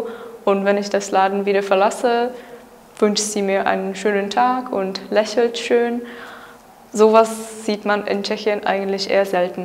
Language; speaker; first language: German; non-native, fluent; Czech